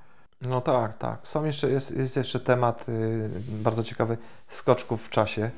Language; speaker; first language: Polish; native; Polish